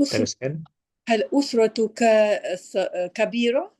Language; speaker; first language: Arabic; non-native, learner; Malay